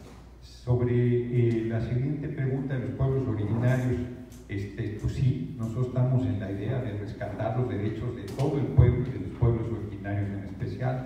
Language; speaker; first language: Spanish; native; Spanish